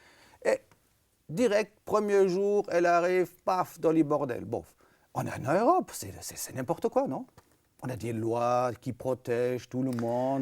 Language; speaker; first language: French; native; French